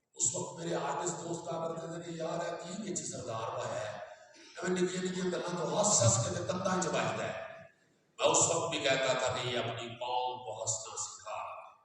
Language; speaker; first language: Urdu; non-native, local second language; Punjabi